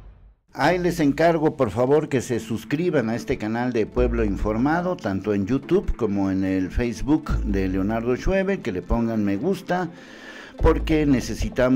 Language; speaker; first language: Spanish; native; Spanish